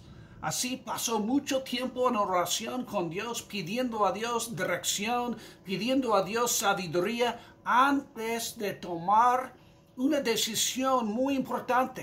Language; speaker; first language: Spanish; non-native, fluent; English